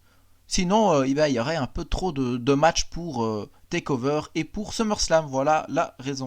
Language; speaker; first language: French; native; French